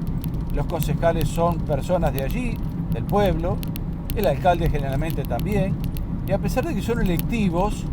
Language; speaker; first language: Spanish; native; Spanish